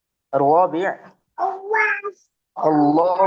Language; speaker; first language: Arabic; non-native, learner; Indonesian